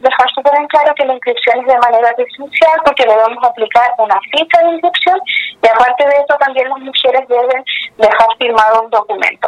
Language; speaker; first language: Spanish; native; Spanish